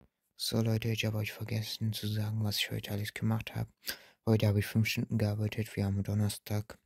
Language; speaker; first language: German; early bilingual, other home language; Turkish